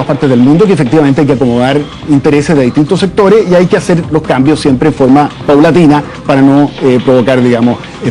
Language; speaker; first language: Spanish; native; Spanish